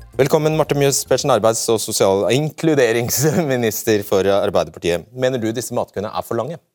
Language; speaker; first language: Norwegian; native; Norwegian